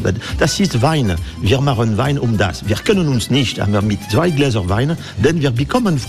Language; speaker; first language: German; non-native, fluent; French